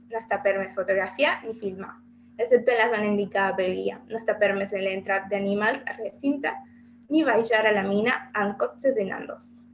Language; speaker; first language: Catalan; non-native, learner; Spanish